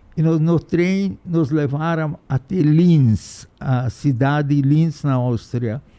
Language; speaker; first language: Portuguese; non-native, fluent; Hungarian